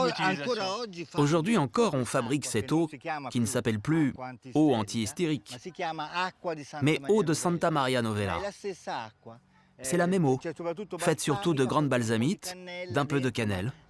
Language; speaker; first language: French; native; French